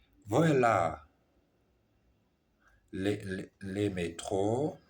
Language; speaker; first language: French; non-native, learner; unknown